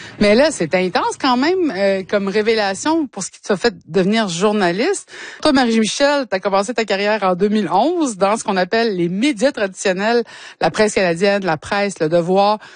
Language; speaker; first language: French; native; French